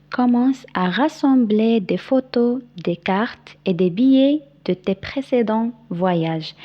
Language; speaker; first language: French; non-native, local second language; Arabic